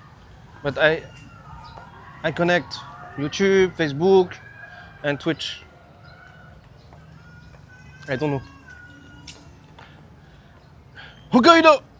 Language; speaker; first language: English; non-native, learner; French